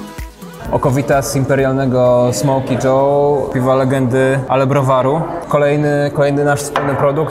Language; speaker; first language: Polish; native; Polish